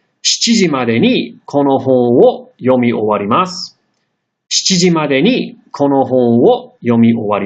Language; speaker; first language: Japanese; non-native, fluent; English